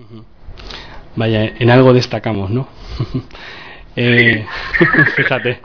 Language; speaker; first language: Spanish; native; Spanish